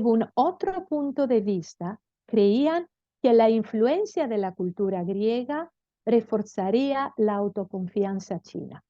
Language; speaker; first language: Spanish; non-native, fluent; Greek